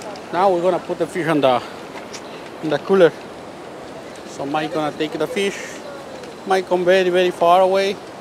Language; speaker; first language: English; non-native, learner; Spanish